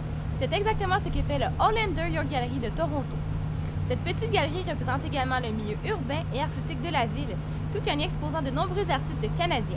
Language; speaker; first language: French; native; French